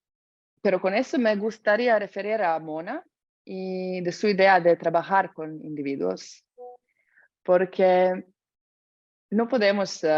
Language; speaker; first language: Spanish; non-native, fluent; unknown